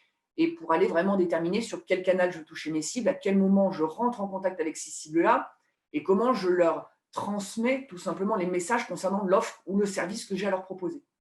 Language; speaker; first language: French; native; French